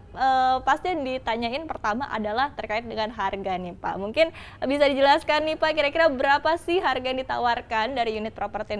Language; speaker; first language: Indonesian; native; Indonesian